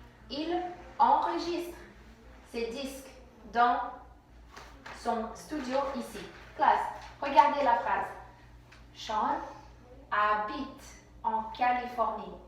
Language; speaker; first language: French; non-native, fluent; English